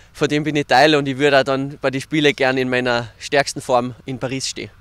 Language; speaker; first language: German; native; German